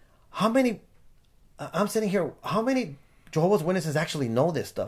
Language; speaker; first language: English; early bilingual, other home language; Spanish